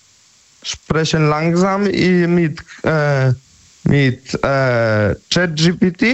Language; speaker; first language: German; non-native, learner; Polish